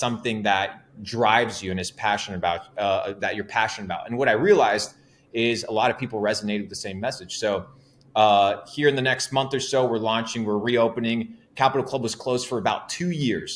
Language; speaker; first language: English; non-native, fluent; Spanish